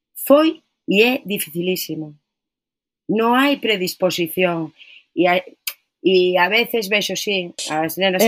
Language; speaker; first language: Galician; non-native, local second language; Spanish